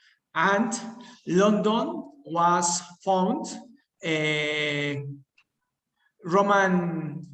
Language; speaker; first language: English; non-native, learner; Spanish